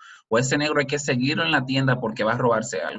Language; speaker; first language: Spanish; native; Spanish